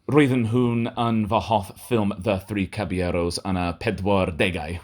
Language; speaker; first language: Welsh; non-native, learner; English